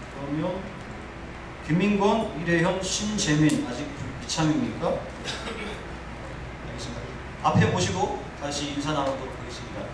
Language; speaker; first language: Korean; native; Korean